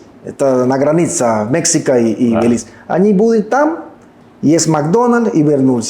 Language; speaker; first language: Russian; non-native, learner; Spanish